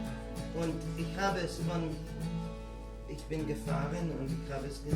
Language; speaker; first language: German; non-native, learner; English